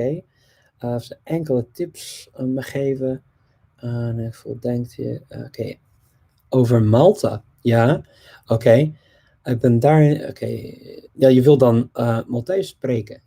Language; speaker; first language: Dutch; non-native, fluent; English